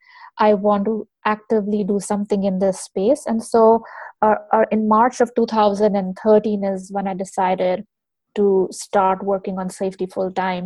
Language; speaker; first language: English; non-native, local second language; Hindi